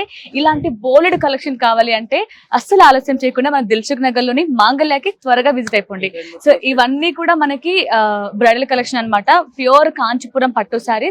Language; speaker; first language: Telugu; native; Telugu